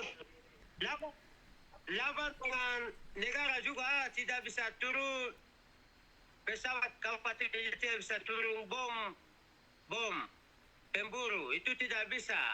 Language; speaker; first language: Indonesian; non-native, local second language; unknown